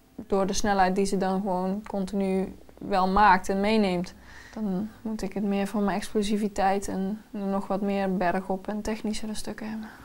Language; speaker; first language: Dutch; native; Dutch